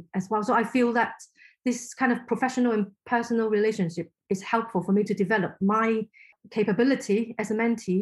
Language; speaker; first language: English; non-native, local second language; Cantonese